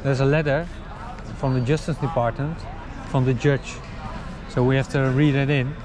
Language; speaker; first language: English; non-native, fluent; Dutch